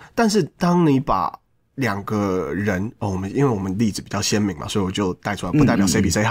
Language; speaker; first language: Chinese; native; Chinese